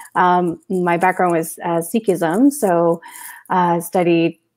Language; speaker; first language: English; native; English